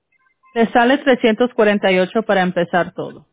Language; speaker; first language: Spanish; early bilingual, heritage; Spanish